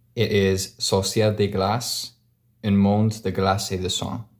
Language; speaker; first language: English; native; English